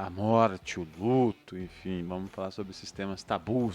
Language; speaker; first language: Portuguese; native; Portuguese